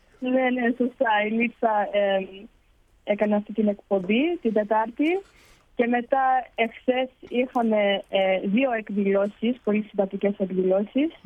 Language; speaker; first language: Greek; early bilingual, heritage; Greek